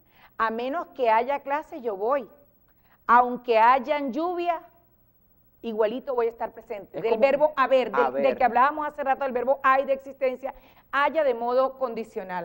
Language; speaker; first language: Spanish; native; Spanish